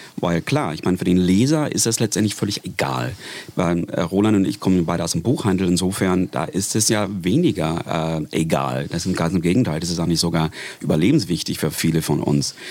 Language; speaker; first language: German; non-native, fluent; English